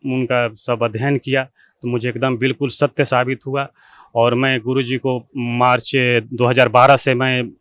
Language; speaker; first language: Hindi; native; Hindi